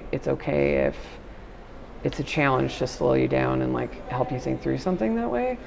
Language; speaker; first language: English; native; English